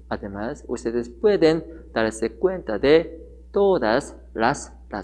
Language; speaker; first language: Spanish; non-native, learner; Korean